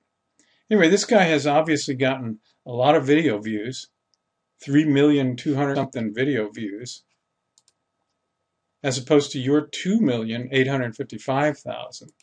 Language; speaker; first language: English; native; English